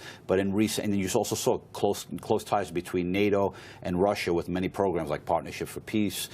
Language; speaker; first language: English; native; English